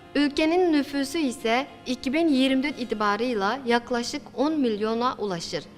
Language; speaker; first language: Turkish; non-native, fluent; Uyghur